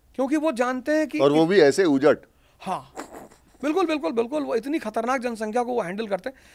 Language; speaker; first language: Hindi; native; Hindi